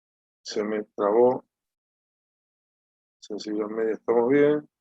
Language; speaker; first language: Spanish; native; Spanish